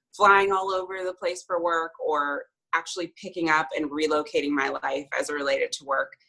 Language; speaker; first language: English; native; English